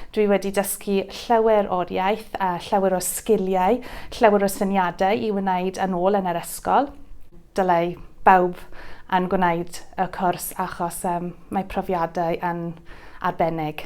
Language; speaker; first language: Welsh; non-native, learner; English